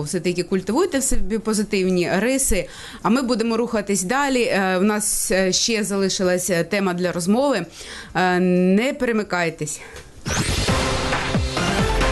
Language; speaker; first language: Ukrainian; native; Ukrainian